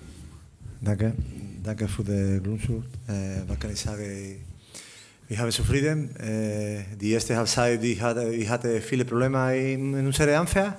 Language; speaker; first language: German; non-native, learner; Spanish